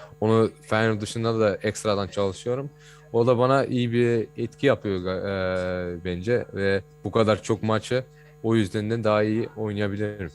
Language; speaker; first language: Turkish; early bilingual, heritage; Turkish